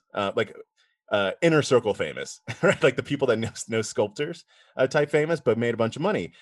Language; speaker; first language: English; native; English